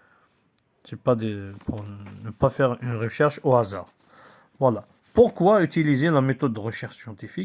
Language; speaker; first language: French; non-native, local second language; Kabyle